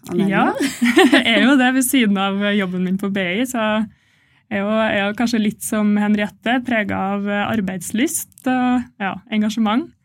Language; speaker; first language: Norwegian; native; Norwegian